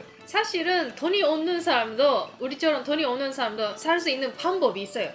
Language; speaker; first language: Korean; non-native, fluent; Japanese